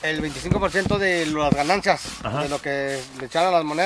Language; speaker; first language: Spanish; native; Spanish